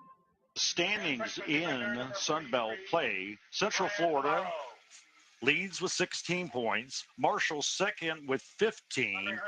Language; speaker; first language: English; native; English